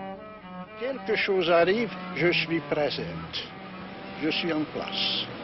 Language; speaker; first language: French; non-native, learner; Hungarian